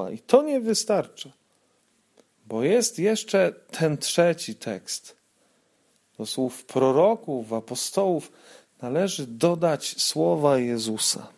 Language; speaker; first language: Polish; native; Polish